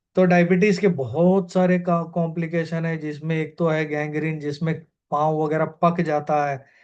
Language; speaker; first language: Hindi; non-native, local second language; Malayalam